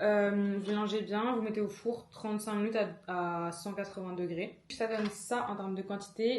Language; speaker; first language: French; native; French